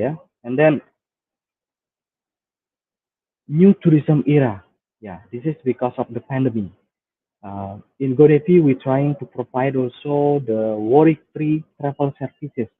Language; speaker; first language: English; non-native, fluent; Indonesian